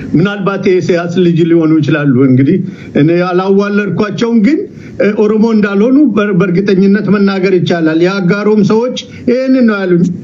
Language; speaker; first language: Amharic; non-native, local second language; Oromo